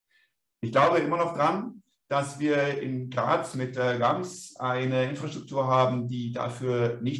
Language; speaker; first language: German; native; German